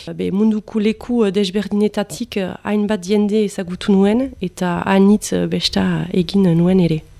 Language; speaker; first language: Basque; non-native, local second language; French